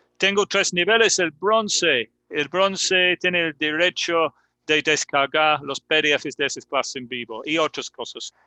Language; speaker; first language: Spanish; non-native, fluent; English